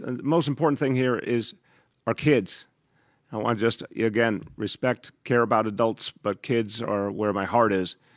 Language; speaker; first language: English; native; English